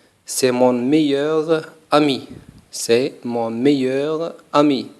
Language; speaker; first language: French; non-native, fluent; Arabic